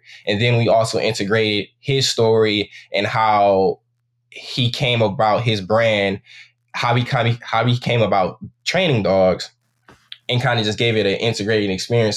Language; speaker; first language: English; native; English